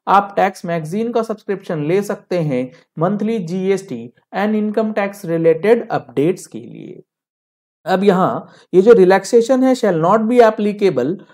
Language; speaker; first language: Hindi; native; Hindi